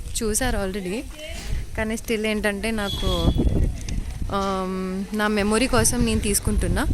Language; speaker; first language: Telugu; native; Telugu